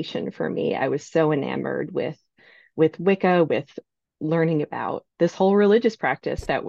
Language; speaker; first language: English; native; English